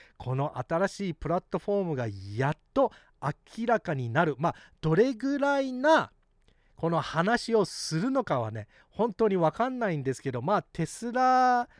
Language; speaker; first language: Japanese; early bilingual, heritage; Japanese